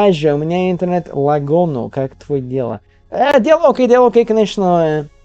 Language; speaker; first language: Russian; non-native, learner; English